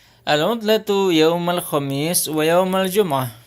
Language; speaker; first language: Arabic; non-native, fluent; Indonesian